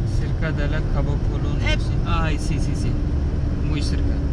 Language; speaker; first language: Spanish; non-native, learner; Turkish